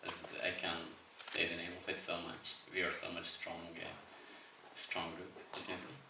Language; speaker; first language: English; non-native, learner; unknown